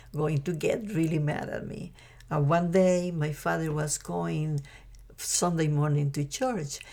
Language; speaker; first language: English; non-native, fluent; Spanish